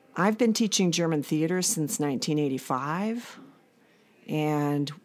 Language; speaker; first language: English; native; English